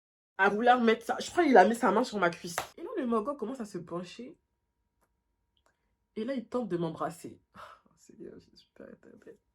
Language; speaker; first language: French; native; French